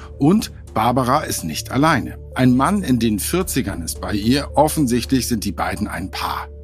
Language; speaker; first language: German; native; German